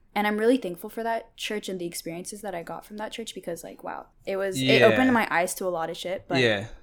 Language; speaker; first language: English; early bilingual, other home language; Tigrinya